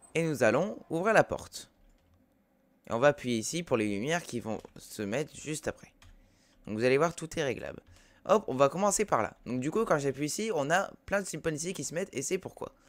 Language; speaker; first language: French; native; French